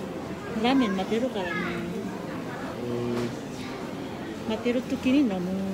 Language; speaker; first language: Japanese; non-native, learner; Filipino